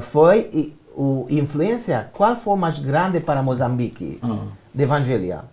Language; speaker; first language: Portuguese; non-native, learner; Romanian